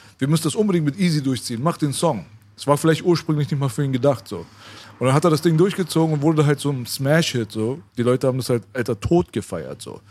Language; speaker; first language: German; native; German